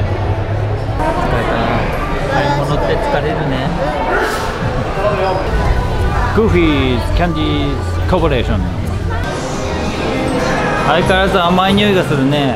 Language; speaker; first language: Japanese; native; Japanese